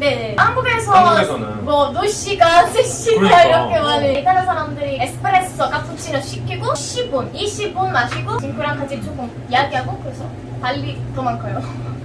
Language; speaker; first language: Korean; non-native, learner; Italian